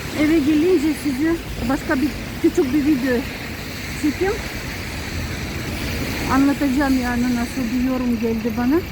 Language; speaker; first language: Turkish; non-native, fluent; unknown